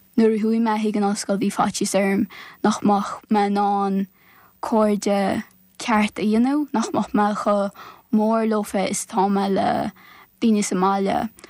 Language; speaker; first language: Irish; native; Irish